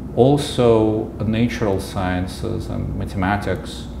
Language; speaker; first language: English; non-native, fluent; Russian